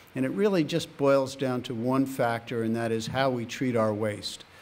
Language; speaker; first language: English; native; English